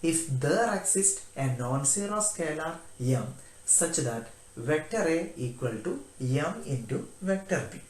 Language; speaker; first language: English; non-native, local second language; Malayalam